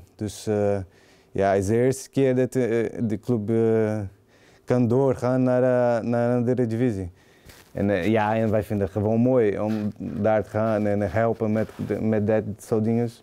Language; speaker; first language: Dutch; non-native, learner; Portuguese